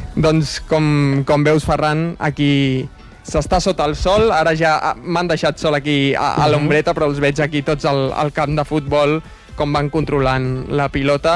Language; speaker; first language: Catalan; native; Catalan